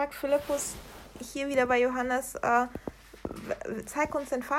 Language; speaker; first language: German; native; German